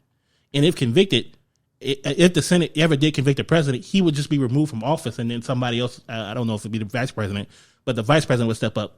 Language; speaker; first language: English; native; English